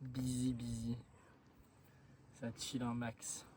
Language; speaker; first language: French; native; French